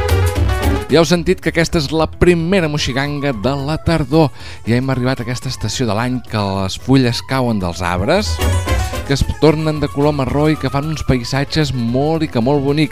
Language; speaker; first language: Catalan; native; Catalan